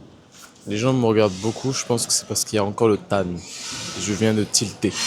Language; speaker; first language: French; native; French